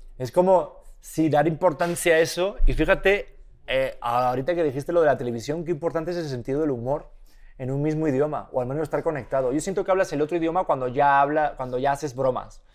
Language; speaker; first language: Spanish; native; Spanish